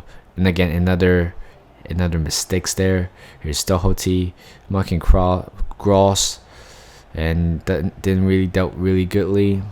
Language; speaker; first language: English; non-native, fluent; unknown